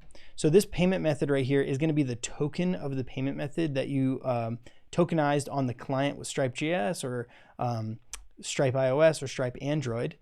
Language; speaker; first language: English; native; English